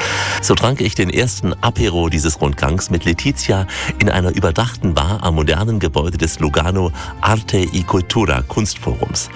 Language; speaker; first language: German; native; German